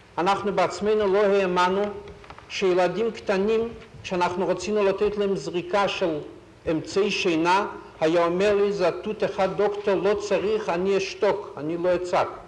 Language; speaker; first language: Hebrew; non-native, fluent; Yiddish